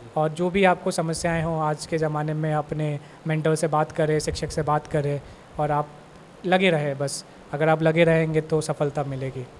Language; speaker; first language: Hindi; native; Hindi